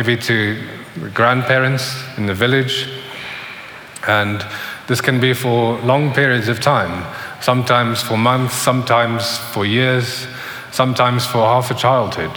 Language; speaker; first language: English; native; English